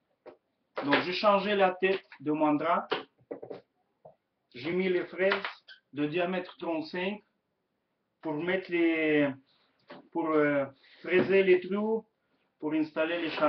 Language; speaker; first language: French; non-native, learner; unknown